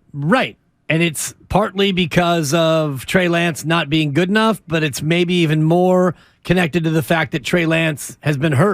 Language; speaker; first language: English; native; English